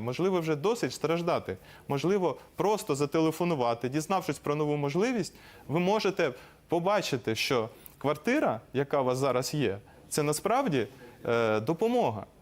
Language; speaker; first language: Ukrainian; native; Ukrainian